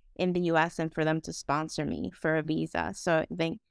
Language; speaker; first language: English; non-native, fluent; Spanish